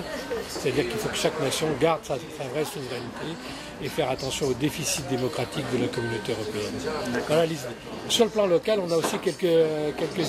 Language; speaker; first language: French; native; French